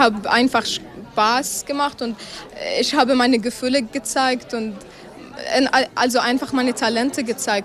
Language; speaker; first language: German; non-native, learner; Arabic